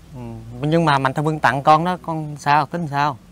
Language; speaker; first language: Vietnamese; native; Vietnamese